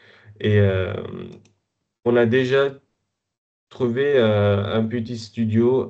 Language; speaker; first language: French; non-native, fluent; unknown